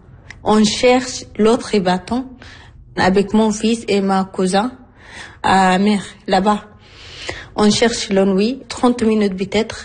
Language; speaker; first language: French; non-native, learner; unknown